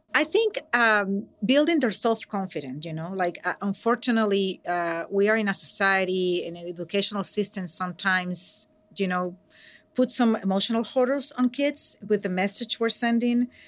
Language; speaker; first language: English; non-native, fluent; Spanish